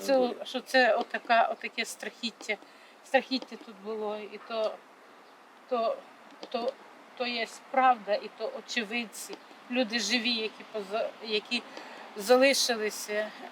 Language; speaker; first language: Ukrainian; native; Ukrainian